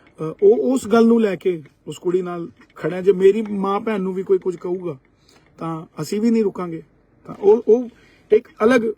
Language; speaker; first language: Hindi; native; Hindi